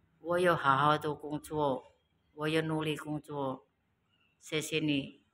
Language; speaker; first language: Chinese; non-native, learner; Indonesian